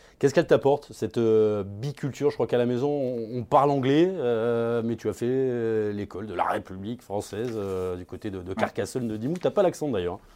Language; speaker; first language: French; native; French